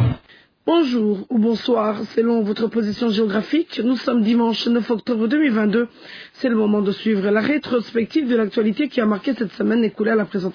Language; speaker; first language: French; non-native, local second language; Rundi